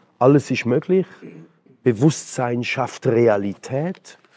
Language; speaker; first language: German; native; German